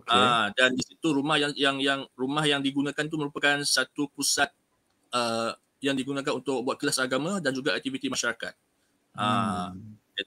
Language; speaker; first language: Malay; native; Malay